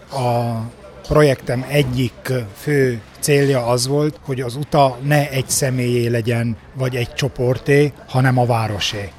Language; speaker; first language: Hungarian; native; Hungarian